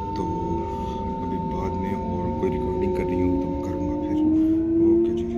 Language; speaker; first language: Urdu; non-native, local second language; Punjabi